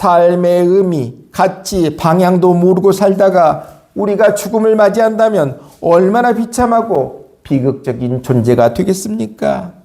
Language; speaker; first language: Korean; native; Korean